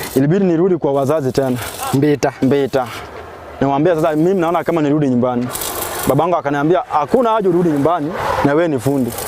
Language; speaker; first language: Swahili; non-native, local second language; Luo (Kenya and Tanzania)